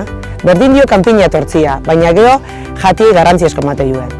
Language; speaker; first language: Basque; native; Basque